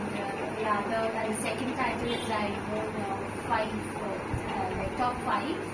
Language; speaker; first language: English; non-native, local second language; Bangla